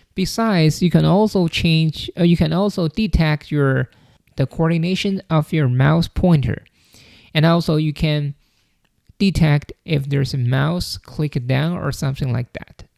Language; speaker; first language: English; non-native, fluent; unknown